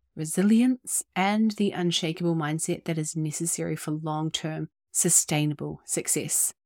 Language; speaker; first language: English; native; English